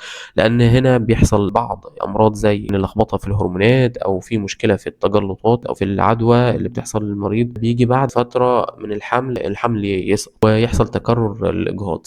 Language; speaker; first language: Arabic; native; Arabic